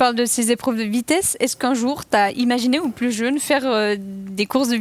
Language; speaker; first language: French; native; French